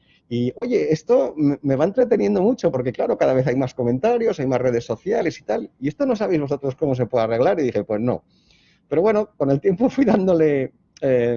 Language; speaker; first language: Spanish; native; Spanish